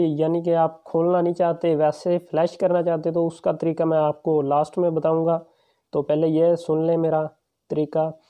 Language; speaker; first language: Urdu; non-native, local second language; Punjabi